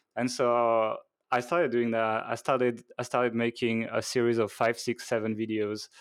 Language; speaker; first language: English; non-native, fluent; French